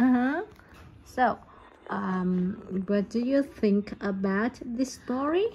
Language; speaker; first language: English; non-native, learner; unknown